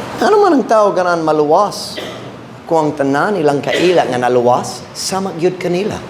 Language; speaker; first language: Cebuano; non-native, fluent; English